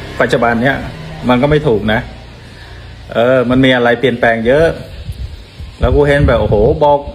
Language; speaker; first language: Thai; non-native, fluent; Khmer